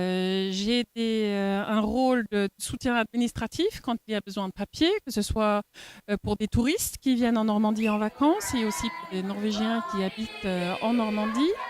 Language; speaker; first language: French; non-native, fluent; Norwegian